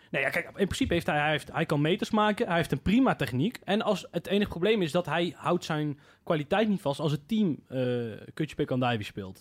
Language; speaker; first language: Dutch; native; Dutch